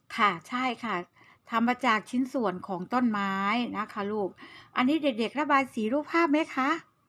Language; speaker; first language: Thai; native; Thai